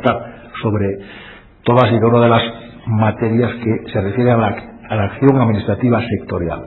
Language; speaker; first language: Spanish; native; Spanish